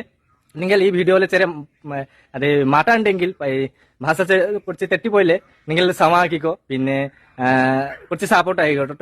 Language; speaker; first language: Malayalam; non-native, learner; Hindi